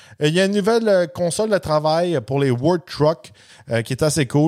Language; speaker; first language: French; native; French